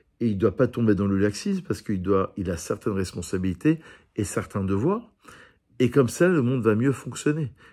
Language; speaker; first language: French; native; French